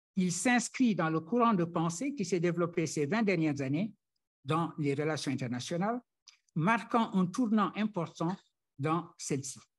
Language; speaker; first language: French; non-native, local second language; Wolof